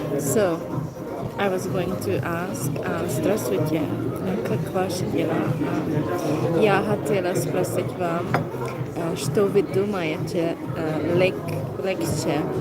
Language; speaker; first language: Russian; non-native, learner; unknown